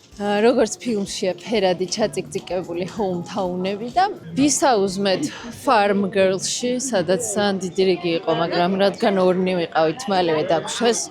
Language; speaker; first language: Georgian; native; Georgian